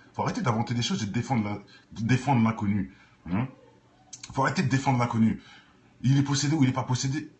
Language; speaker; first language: French; native; French